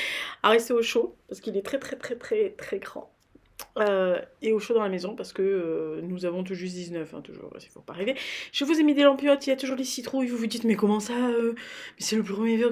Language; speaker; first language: French; native; French